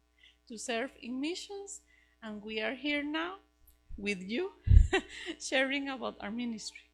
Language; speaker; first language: English; non-native, learner; Spanish